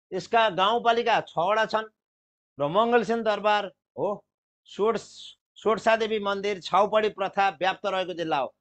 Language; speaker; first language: Nepali; native; Nepali